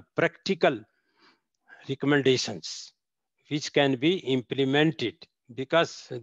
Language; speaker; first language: English; non-native, local second language; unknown